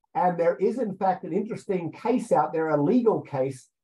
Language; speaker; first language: English; native; English